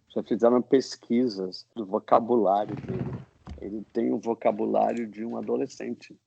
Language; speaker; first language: Portuguese; non-native, fluent; English